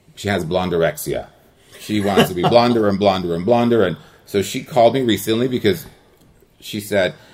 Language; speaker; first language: English; early bilingual, other home language; Spanish